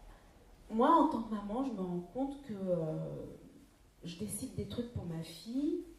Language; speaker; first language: French; native; French